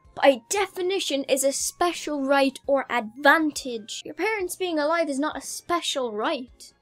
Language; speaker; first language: English; native; English